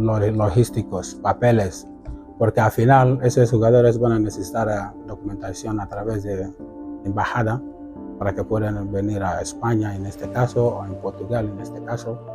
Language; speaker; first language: Spanish; non-native, fluent; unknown